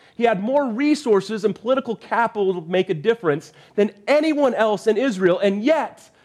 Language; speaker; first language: English; native; English